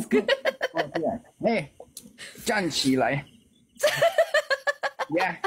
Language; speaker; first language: Chinese; non-native, learner; Thai